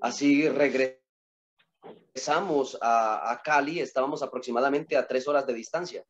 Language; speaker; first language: Spanish; native; Spanish